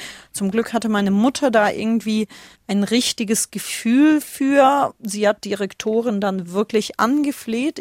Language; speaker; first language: German; early bilingual, other home language; Russian